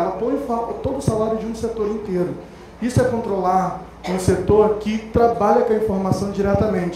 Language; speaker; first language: Portuguese; native; Portuguese